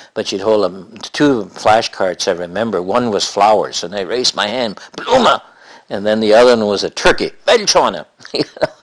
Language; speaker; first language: English; native; English